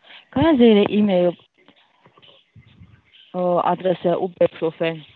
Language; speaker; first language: German; non-native, learner; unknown